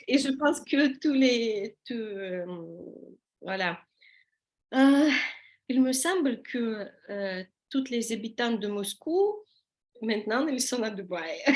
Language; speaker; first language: French; non-native, learner; Russian